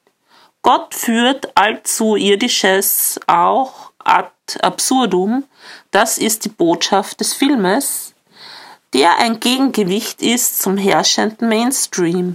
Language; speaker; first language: German; native; German